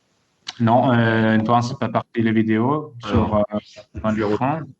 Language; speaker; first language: French; non-native, fluent; Italian